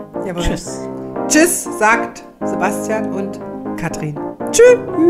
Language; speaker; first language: German; native; German